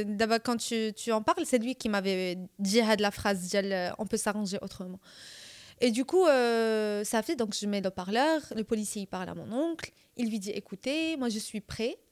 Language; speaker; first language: French; non-native, local second language; Arabic